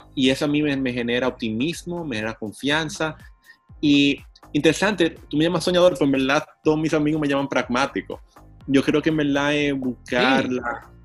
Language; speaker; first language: Spanish; native; Spanish